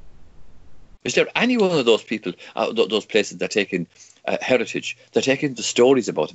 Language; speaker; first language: English; non-native, local second language; Irish